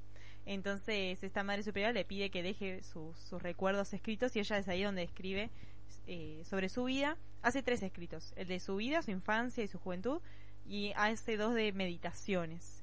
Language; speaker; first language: Spanish; native; Spanish